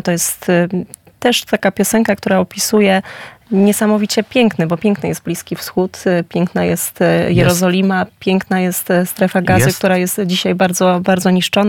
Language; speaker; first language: Polish; native; Polish